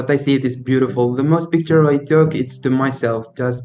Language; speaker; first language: English; non-native, learner; Arabic